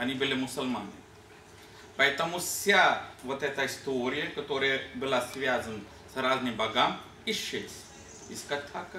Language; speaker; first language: Russian; non-native, learner; Hindi